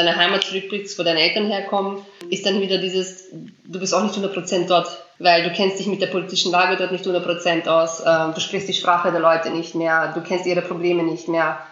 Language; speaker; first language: German; early bilingual, other home language; Bosnian